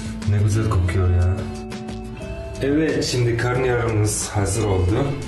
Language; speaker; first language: Turkish; non-native, learner; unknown